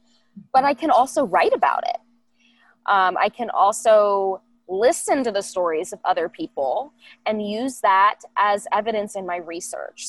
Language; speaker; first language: English; native; English